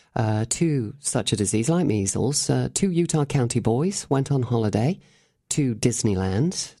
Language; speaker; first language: English; native; English